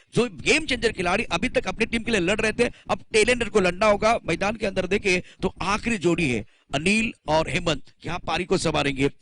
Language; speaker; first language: Hindi; non-native, local second language; Marathi